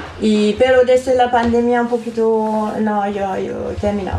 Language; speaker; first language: Spanish; non-native, learner; German